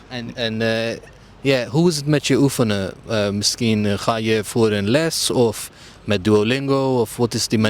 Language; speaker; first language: Dutch; non-native, learner; Urdu